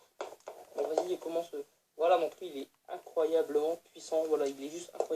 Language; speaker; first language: French; native; French